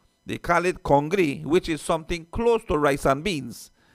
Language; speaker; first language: English; early bilingual, other home language; Spanish